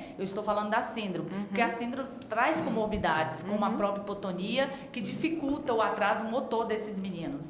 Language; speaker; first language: Portuguese; native; Portuguese